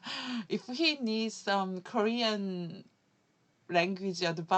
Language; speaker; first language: English; non-native, learner; Korean